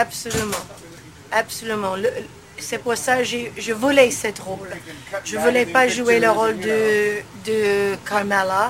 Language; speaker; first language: French; non-native, learner; English